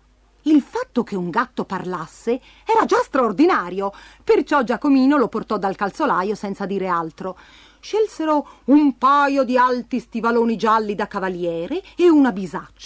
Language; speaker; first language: Italian; native; Italian